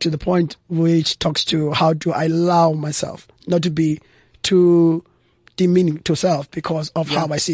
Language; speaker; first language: English; non-native, local second language; Xhosa